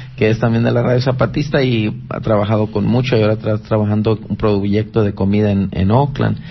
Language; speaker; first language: Spanish; early bilingual, heritage; Spanish